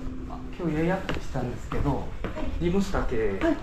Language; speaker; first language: Japanese; non-native, learner; Korean